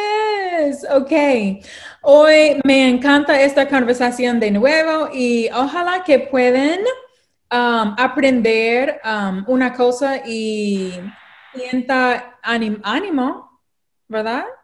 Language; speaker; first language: Spanish; non-native, learner; English